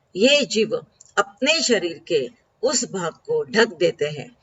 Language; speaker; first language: Hindi; non-native, local second language; Marathi